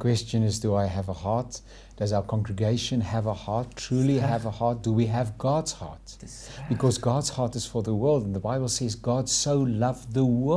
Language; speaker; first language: English; non-native, local second language; Afrikaans